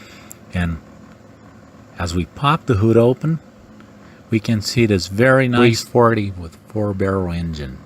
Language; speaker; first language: English; non-native, fluent; Portuguese